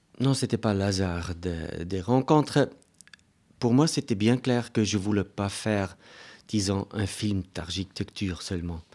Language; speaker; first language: French; non-native, local second language; German